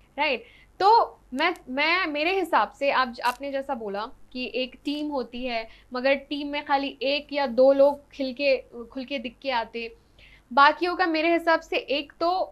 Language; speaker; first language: Hindi; non-native, local second language; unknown